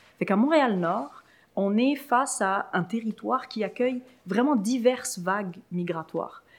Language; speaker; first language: French; early bilingual, other home language; Arabic